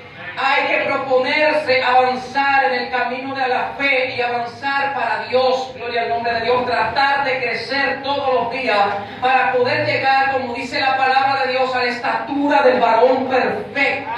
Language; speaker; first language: Spanish; native; Spanish